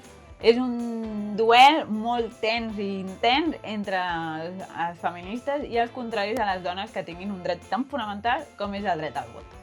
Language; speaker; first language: Catalan; native; Catalan